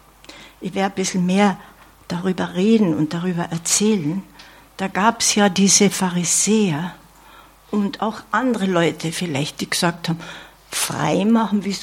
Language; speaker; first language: German; non-native, fluent; English